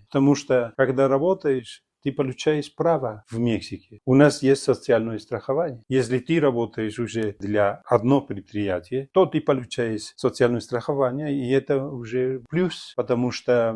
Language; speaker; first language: Russian; non-native, fluent; Spanish